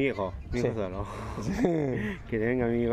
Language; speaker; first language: Spanish; native; Spanish